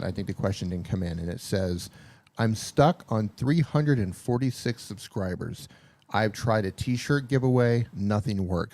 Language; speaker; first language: English; native; English